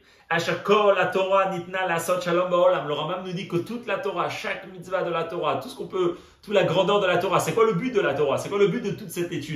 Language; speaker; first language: French; native; French